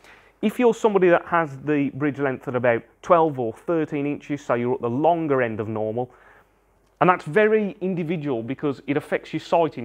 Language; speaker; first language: English; native; English